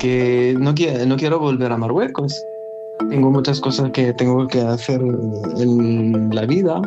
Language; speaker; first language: Spanish; non-native, learner; Arabic